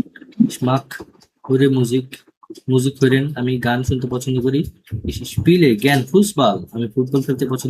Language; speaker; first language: German; non-native, learner; Bangla